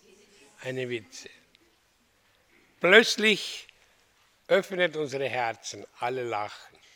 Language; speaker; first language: German; non-native, fluent; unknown